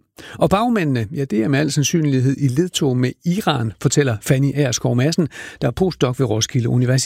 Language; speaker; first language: Danish; native; Danish